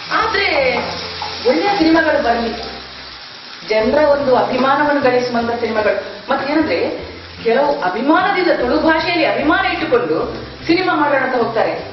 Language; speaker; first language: Kannada; non-native, local second language; Tulu